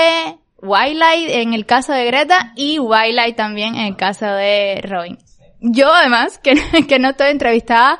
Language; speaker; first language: Spanish; native; Spanish